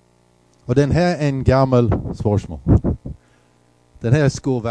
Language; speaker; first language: Swedish; non-native, fluent; English